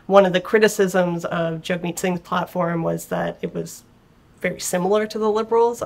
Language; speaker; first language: English; native; English